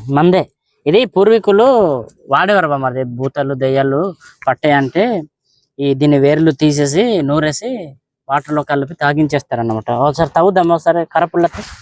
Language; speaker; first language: Telugu; native; Telugu